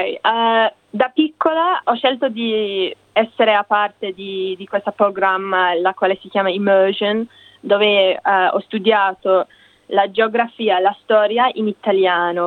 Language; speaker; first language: Italian; non-native, fluent; English